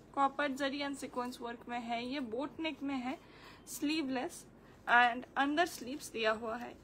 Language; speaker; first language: Hindi; non-native, local second language; Bangla